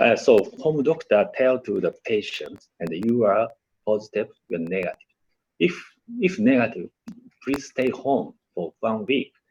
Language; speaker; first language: English; non-native, learner; Japanese